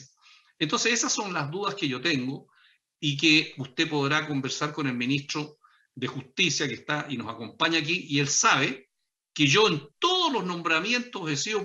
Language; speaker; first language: Spanish; native; Spanish